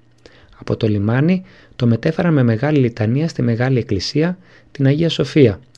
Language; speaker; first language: Greek; native; Greek